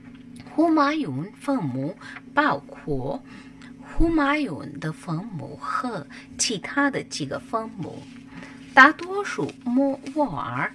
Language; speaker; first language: Chinese; non-native, learner; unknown